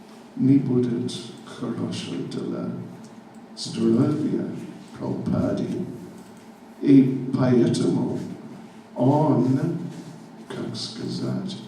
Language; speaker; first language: Russian; non-native, learner; English